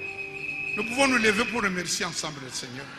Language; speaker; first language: French; non-native, local second language; Luba-Lulua